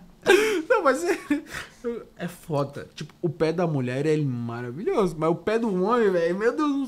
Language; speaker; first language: Portuguese; native; Portuguese